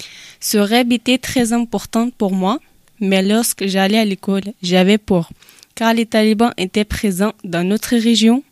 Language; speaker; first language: French; non-native, learner; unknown